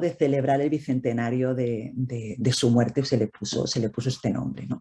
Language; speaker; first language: Spanish; native; Spanish